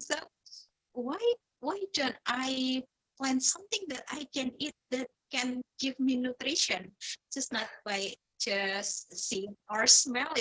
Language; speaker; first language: English; non-native, fluent; Indonesian